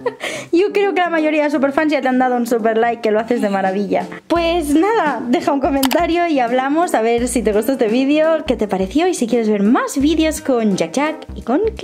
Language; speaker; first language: Spanish; native; Spanish